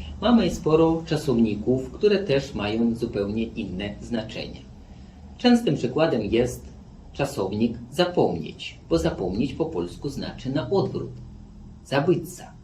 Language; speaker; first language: Polish; non-native, fluent; Belarusian